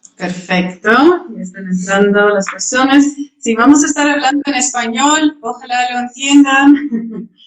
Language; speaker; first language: Spanish; non-native, fluent; Dutch